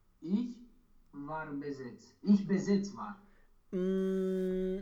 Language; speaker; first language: German; non-native, learner; Romanian